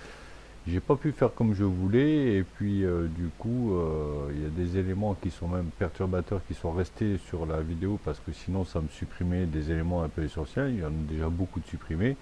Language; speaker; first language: French; native; French